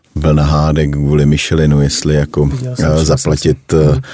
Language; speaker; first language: Czech; native; Czech